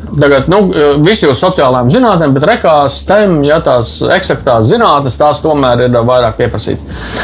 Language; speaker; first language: Latvian; native; Latvian